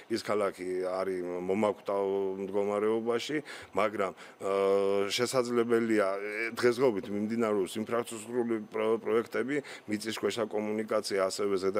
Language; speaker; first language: Georgian; native; Georgian